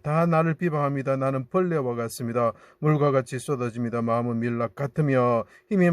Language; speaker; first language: Korean; native; Korean